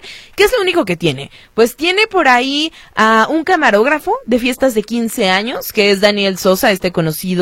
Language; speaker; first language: Spanish; native; Spanish